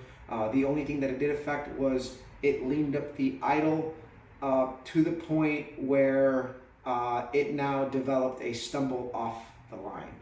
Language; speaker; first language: English; native; English